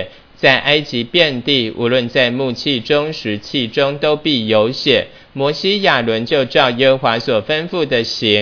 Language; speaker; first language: Chinese; native; Chinese